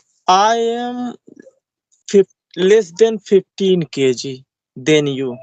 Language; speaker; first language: English; non-native, learner; Hindi